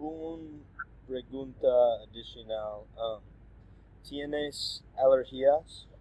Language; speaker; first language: Spanish; non-native, learner; English